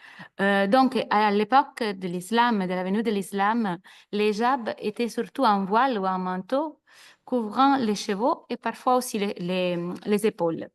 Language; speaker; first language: French; non-native, fluent; Italian